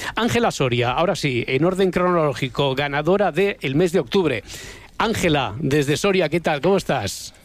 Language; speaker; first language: Spanish; native; Spanish